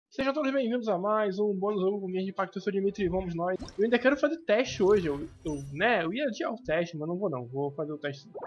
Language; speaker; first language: Portuguese; native; Portuguese